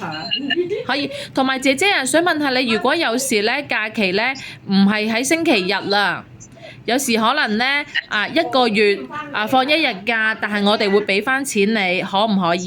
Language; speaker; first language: Cantonese; native; Cantonese